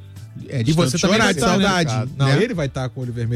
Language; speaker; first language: Portuguese; native; Portuguese